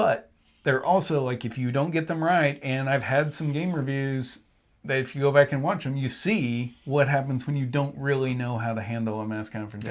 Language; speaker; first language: English; native; English